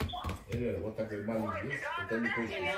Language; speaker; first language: Russian; non-native, learner; Uzbek